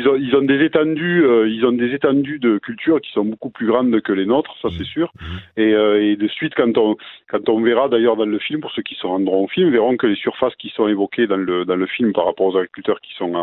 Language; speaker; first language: French; native; French